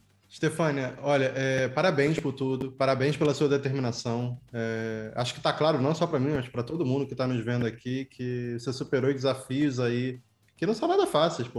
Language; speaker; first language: Portuguese; native; Portuguese